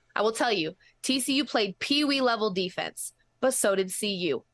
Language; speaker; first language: English; native; English